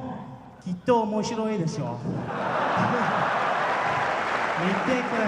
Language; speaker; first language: Japanese; non-native, learner; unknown